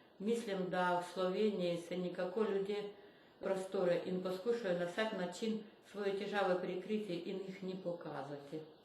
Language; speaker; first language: Slovenian; non-native, fluent; Russian